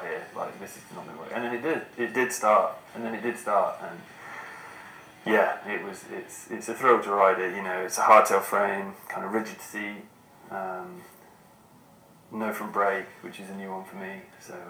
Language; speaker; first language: English; native; English